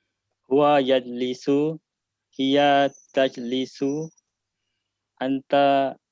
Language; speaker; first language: Arabic; non-native, learner; Malay